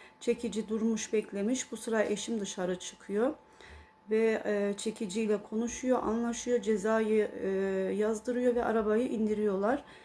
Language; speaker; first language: Turkish; early bilingual, heritage; Turkish